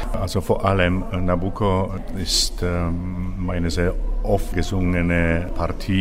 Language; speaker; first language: German; non-native, fluent; Czech